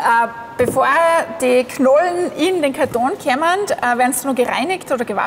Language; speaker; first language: German; native; German